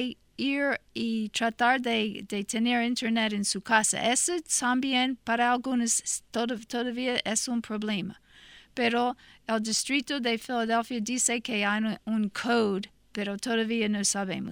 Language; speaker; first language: Spanish; non-native, fluent; English